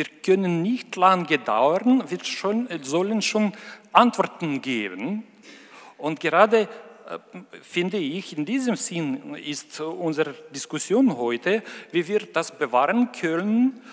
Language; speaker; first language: German; non-native, fluent; Ukrainian